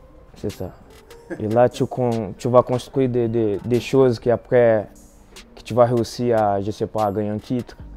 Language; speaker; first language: French; non-native, fluent; Portuguese